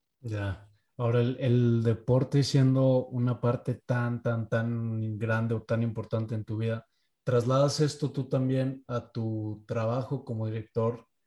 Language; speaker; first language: Spanish; native; Spanish